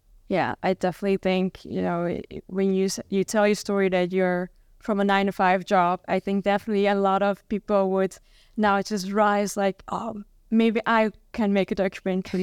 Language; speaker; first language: English; non-native, fluent; Dutch